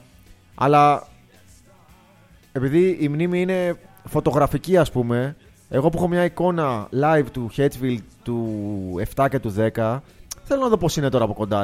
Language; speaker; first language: Greek; native; Greek